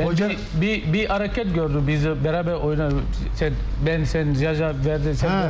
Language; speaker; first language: Turkish; non-native, learner; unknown